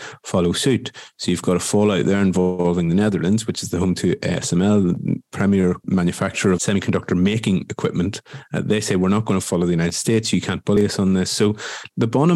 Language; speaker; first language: English; native; English